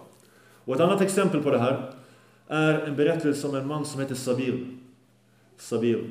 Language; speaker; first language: Swedish; early bilingual, other home language; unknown